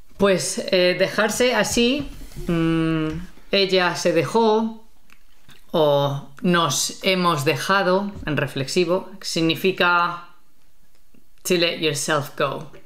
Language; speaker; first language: Spanish; native; Spanish